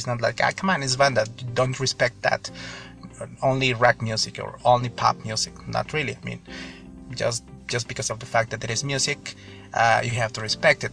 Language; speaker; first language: English; non-native, fluent; Spanish